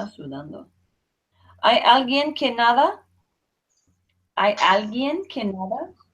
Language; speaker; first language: Spanish; non-native, fluent; English